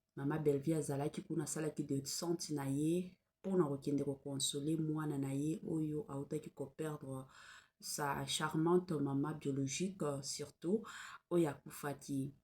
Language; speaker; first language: Lingala; non-native, local second language; Swahili